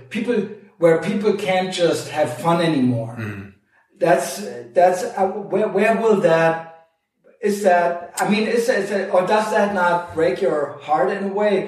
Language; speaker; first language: English; non-native, fluent; German